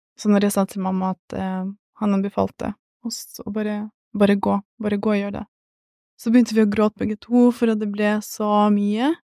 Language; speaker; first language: Norwegian; early bilingual, other home language; Russian